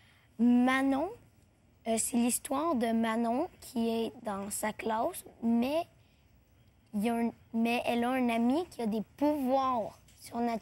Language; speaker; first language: French; native; French